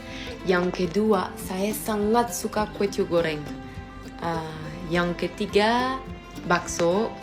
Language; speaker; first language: Indonesian; non-native, fluent; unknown